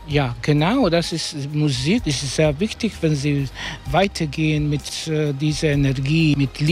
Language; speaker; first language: German; non-native, learner; Croatian